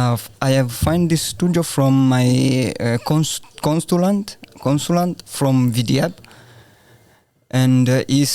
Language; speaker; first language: English; non-native, learner; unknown